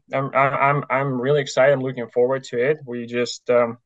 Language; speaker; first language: English; non-native, fluent; Ukrainian